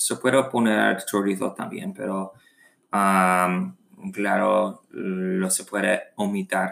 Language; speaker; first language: Spanish; non-native, learner; English